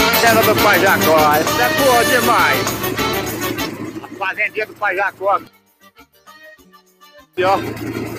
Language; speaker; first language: Portuguese; native; Portuguese